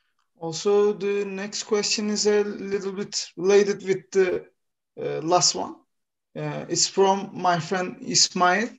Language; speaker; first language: English; non-native, learner; Turkish